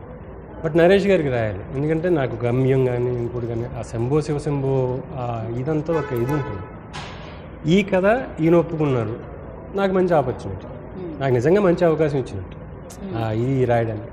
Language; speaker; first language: Telugu; native; Telugu